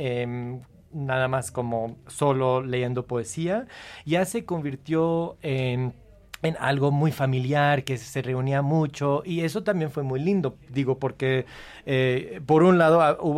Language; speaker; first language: Spanish; early bilingual, heritage; Spanish